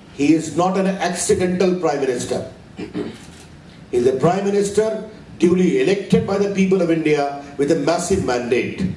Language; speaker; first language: English; non-native, local second language; Hindi